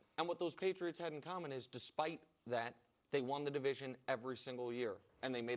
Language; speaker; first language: English; native; English